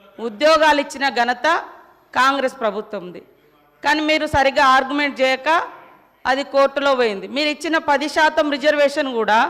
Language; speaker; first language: Telugu; non-native, local second language; Koya